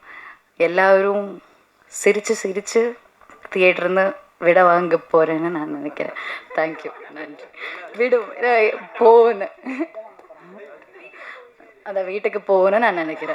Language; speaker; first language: Tamil; non-native, learner; Malayalam